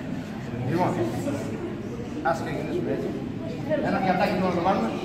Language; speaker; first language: Greek; native; Greek